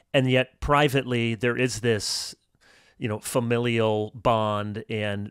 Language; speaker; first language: English; native; English